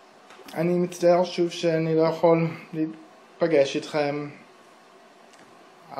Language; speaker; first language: Hebrew; early bilingual, other home language; English